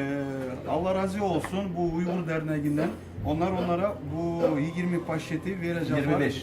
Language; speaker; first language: Turkish; early bilingual, heritage; Turkish